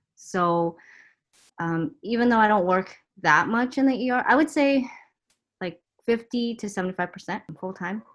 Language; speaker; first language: English; native; English